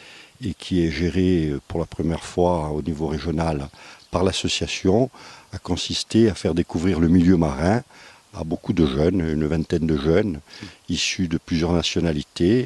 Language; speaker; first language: French; native; French